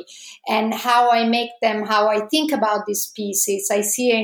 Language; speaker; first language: English; non-native, fluent; Italian